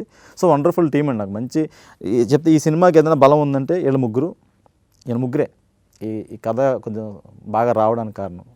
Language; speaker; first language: Telugu; native; Telugu